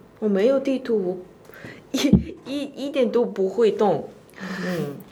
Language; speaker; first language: Chinese; non-native, learner; Korean